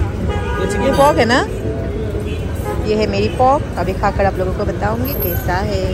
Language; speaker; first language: Hindi; non-native, local second language; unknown